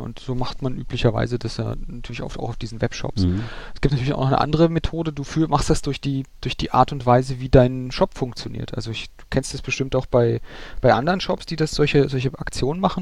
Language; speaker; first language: German; native; German